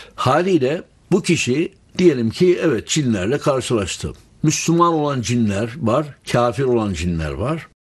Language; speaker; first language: Turkish; native; Turkish